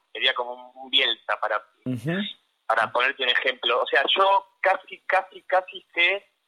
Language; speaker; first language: Spanish; native; Spanish